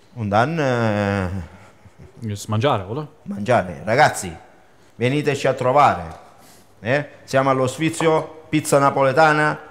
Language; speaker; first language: German; non-native, fluent; Italian